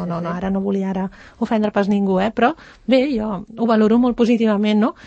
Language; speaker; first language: Catalan; native; Catalan